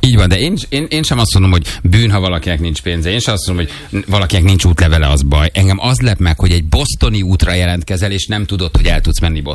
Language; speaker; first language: Hungarian; native; Hungarian